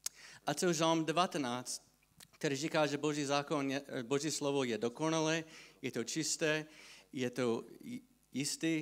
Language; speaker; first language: Czech; non-native, fluent; English